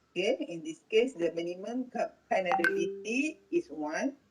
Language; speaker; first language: English; non-native, local second language; Malay